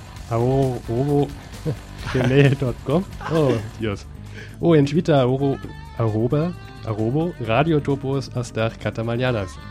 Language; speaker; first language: Spanish; non-native, learner; German